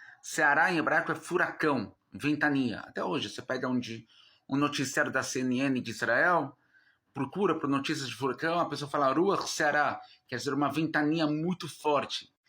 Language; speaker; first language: Portuguese; native; Portuguese